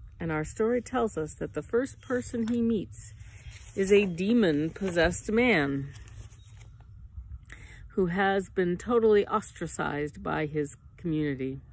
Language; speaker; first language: English; native; English